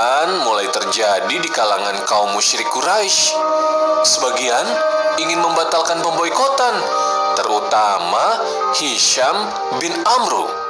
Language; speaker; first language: Indonesian; native; Indonesian